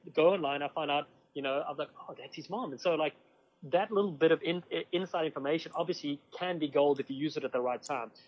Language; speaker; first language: English; native; English